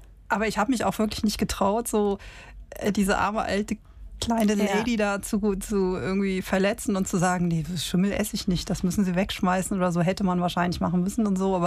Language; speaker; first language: German; native; German